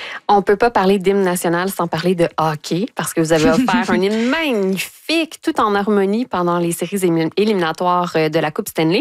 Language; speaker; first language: French; native; French